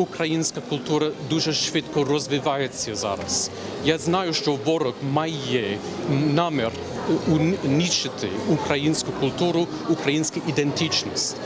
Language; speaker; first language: Ukrainian; non-native, fluent; English